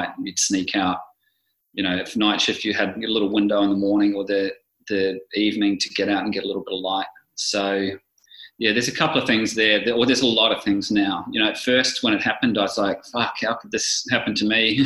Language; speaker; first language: English; native; English